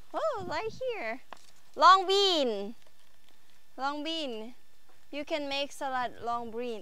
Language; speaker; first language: English; non-native, learner; Thai